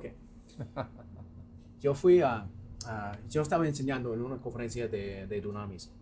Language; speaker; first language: Spanish; non-native, fluent; English